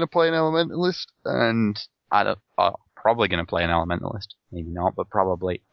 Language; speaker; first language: English; native; English